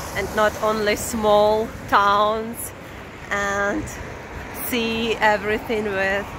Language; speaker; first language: English; non-native, fluent; Russian